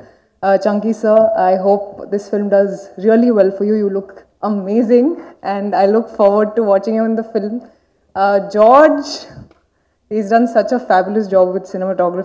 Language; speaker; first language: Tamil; non-native, learner; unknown